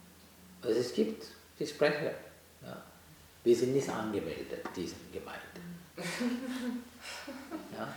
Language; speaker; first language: German; non-native, learner; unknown